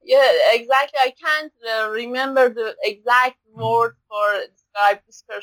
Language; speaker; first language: English; non-native, learner; Persian